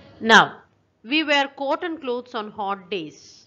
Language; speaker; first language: English; non-native, local second language; Telugu